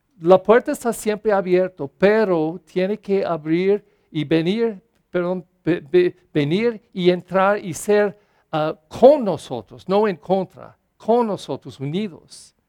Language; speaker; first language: Spanish; non-native, fluent; English